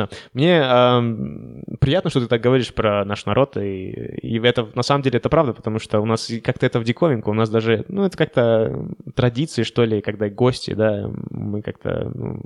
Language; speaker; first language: Russian; native; Russian